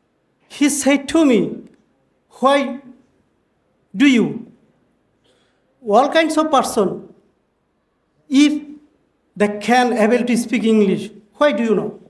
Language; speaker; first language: English; non-native, learner; Bangla